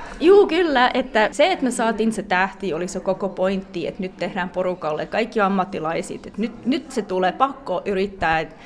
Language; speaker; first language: Finnish; non-native, fluent; English